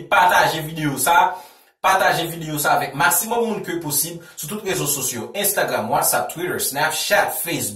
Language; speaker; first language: French; non-native, local second language; Haitian Creole